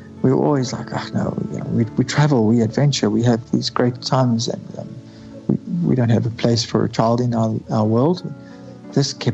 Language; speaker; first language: English; native; English